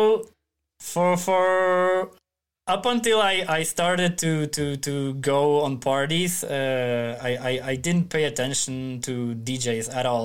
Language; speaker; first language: English; non-native, fluent; Polish